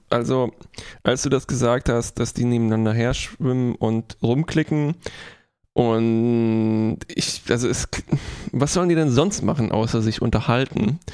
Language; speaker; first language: German; non-native, fluent; Polish